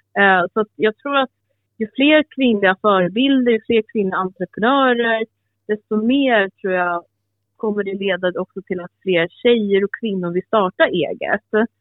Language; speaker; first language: Swedish; early bilingual, other home language; Albanian